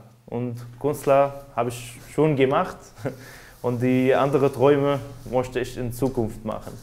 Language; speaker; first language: German; non-native, learner; Arabic